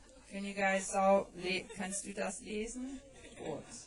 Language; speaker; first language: German; non-native, learner; English